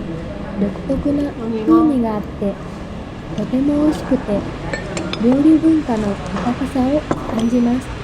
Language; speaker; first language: Japanese; non-native, fluent; Vietnamese